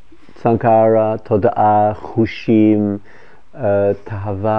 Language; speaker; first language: Hebrew; non-native, fluent; English